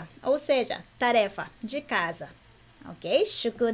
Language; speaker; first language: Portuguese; non-native, fluent; Japanese